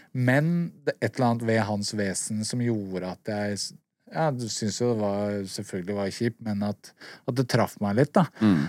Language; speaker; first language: Norwegian; native; Norwegian